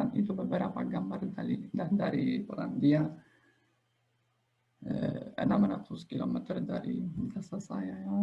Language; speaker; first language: Indonesian; non-native, fluent; Polish